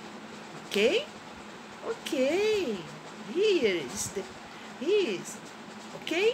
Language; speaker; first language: English; non-native, learner; Portuguese